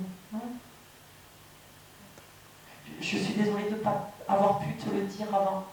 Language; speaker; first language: French; native; French